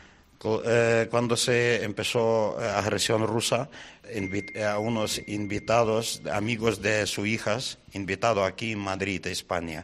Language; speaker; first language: Spanish; non-native, learner; Ukrainian